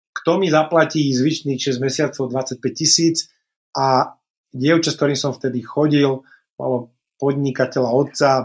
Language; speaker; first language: Slovak; non-native, local second language; Hungarian